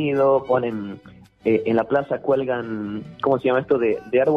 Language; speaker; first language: Spanish; native; Spanish